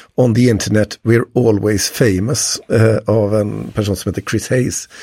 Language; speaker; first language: Swedish; native; Swedish